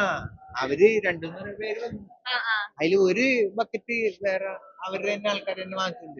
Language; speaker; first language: Malayalam; native; Malayalam